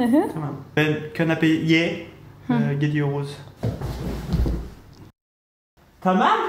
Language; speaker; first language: Turkish; non-native, learner; French